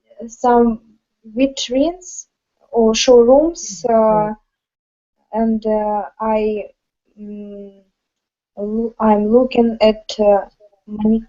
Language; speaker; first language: English; non-native, learner; Russian